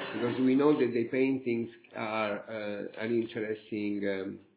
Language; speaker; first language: English; non-native, fluent; Italian